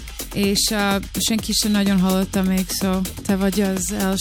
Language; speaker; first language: Hungarian; early bilingual, heritage; Hungarian